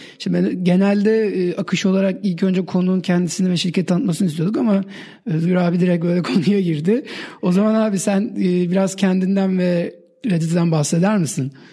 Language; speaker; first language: Turkish; native; Turkish